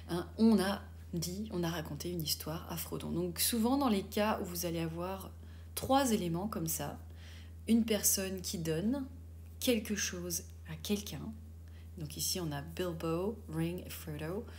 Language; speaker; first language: French; native; French